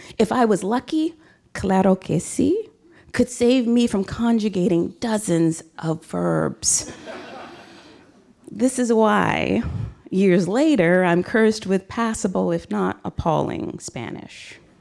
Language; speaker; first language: English; native; English